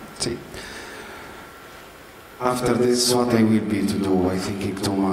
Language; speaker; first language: English; non-native, learner; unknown